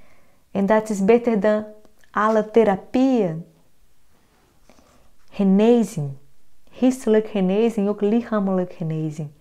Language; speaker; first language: Dutch; non-native, fluent; Portuguese